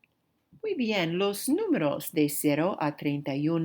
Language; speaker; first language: Spanish; non-native, fluent; English